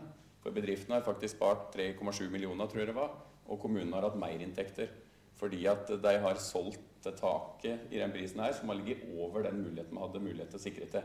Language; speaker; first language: Norwegian; native; Norwegian